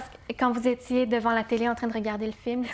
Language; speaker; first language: French; native; French